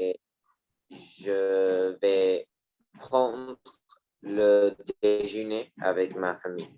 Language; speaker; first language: French; non-native, learner; Spanish